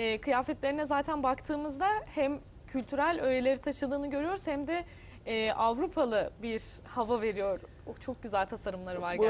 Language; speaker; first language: Turkish; native; Turkish